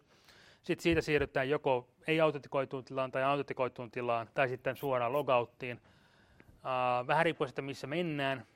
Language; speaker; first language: Finnish; native; Finnish